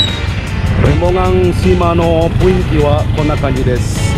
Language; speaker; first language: Japanese; non-native, fluent; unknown